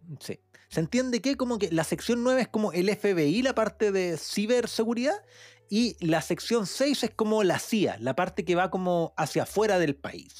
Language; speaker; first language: Spanish; native; Spanish